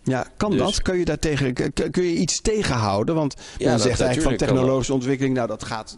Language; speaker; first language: Dutch; native; Dutch